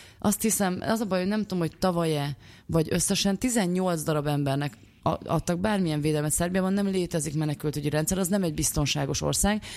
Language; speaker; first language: Hungarian; native; Hungarian